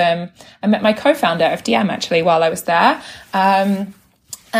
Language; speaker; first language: English; native; English